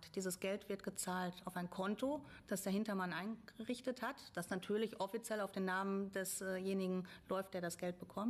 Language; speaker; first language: German; native; German